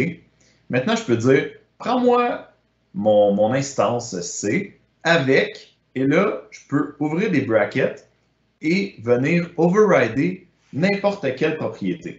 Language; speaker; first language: French; native; French